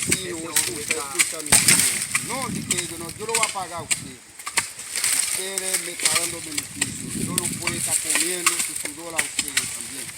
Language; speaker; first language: Spanish; non-native, local second language; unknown